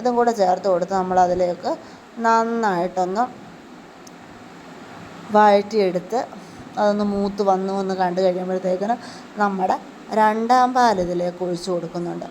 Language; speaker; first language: Malayalam; native; Malayalam